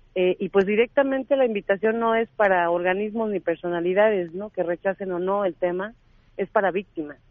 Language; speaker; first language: Spanish; native; Spanish